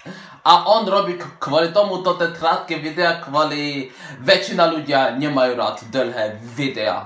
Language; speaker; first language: Slovak; early bilingual, heritage; Slovak